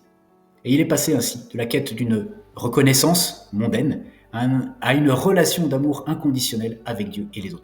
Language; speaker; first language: French; native; French